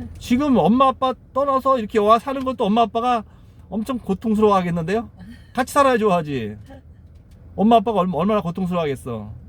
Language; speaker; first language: Korean; native; Korean